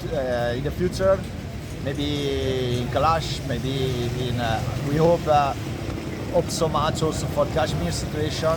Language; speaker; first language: English; non-native, learner; Italian